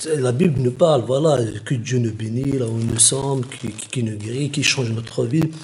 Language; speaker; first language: French; non-native, local second language; Kabyle